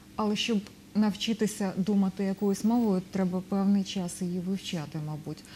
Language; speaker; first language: Ukrainian; native; Ukrainian